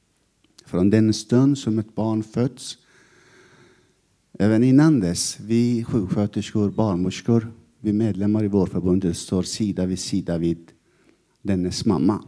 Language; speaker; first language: Swedish; non-native, fluent; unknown